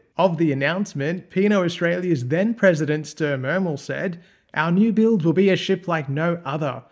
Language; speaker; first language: English; native; English